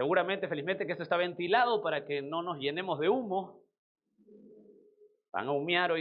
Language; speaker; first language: Spanish; native; Spanish